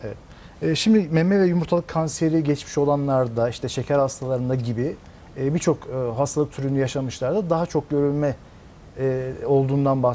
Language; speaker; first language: Turkish; native; Turkish